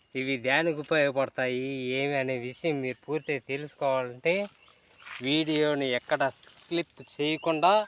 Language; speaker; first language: Telugu; native; Telugu